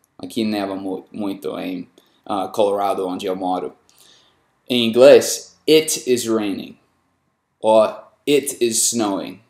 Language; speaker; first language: Portuguese; non-native, learner; English